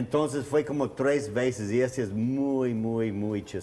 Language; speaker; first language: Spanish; non-native, learner; English